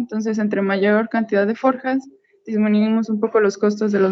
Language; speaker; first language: Spanish; native; Spanish